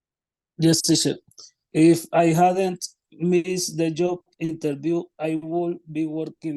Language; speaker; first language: English; non-native, learner; Spanish